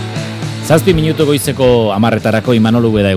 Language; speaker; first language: Basque; native; Basque